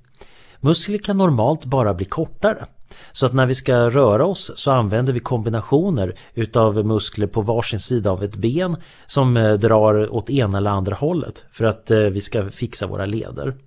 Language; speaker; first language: Swedish; native; Swedish